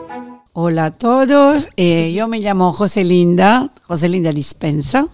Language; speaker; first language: Spanish; non-native, fluent; Italian